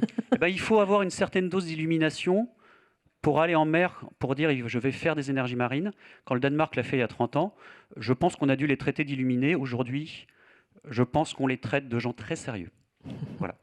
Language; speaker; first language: French; native; French